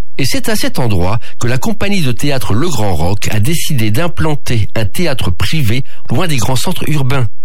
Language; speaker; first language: French; native; French